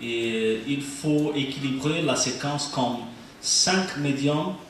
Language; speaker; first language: French; non-native, learner; Portuguese